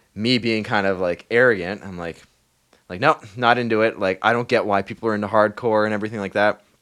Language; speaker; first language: English; native; English